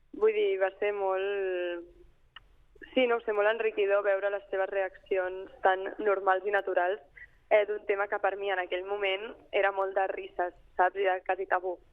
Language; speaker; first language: Catalan; native; Catalan